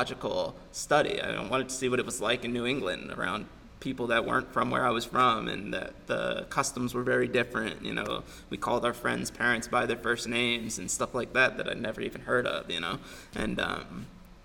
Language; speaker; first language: English; native; English